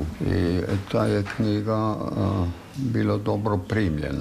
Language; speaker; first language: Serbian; non-native, fluent; German